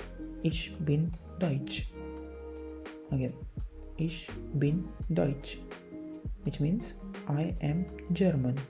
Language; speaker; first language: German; non-native, fluent; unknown